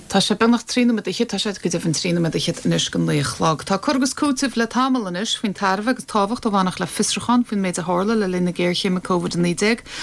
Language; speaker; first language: Irish; native; Irish